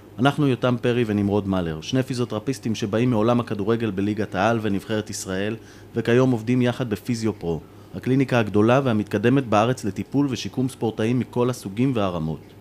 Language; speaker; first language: Hebrew; native; Hebrew